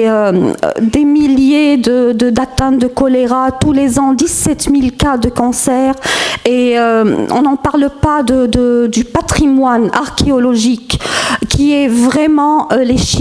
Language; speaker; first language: French; non-native, fluent; Arabic